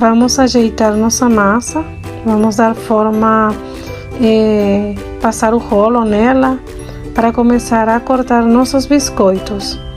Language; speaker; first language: Portuguese; non-native, fluent; Spanish